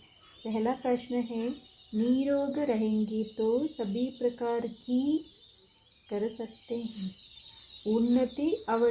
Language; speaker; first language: Hindi; non-native, fluent; Sinhala